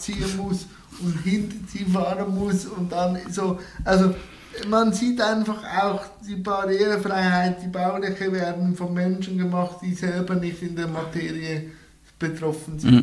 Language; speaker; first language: German; native; German